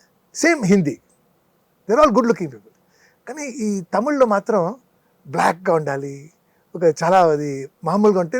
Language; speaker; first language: Telugu; non-native, local second language; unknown